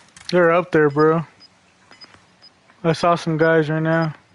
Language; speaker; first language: English; early bilingual, other home language; Spanish